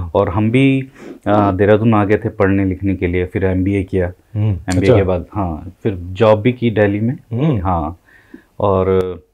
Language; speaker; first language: Hindi; native; Hindi